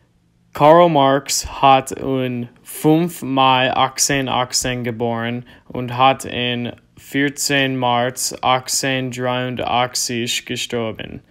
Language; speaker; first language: German; non-native, learner; English